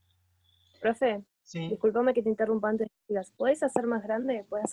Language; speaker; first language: Spanish; native; Spanish